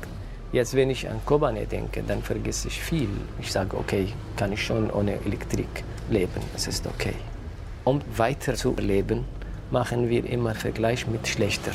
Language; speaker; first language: German; non-native, fluent; Kurdish